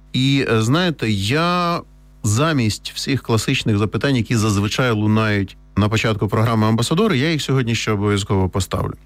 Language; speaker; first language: Ukrainian; native; Ukrainian